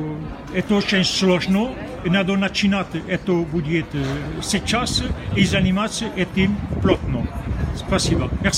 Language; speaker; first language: Russian; non-native, fluent; French